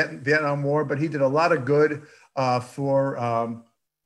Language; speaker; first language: English; early bilingual, other home language; Yiddish